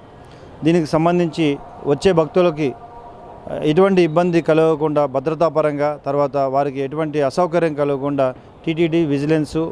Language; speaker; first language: Telugu; native; Telugu